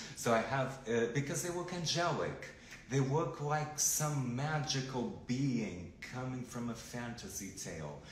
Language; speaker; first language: English; non-native, fluent; Portuguese